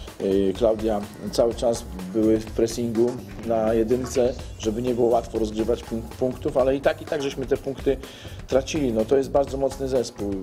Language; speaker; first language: Polish; native; Polish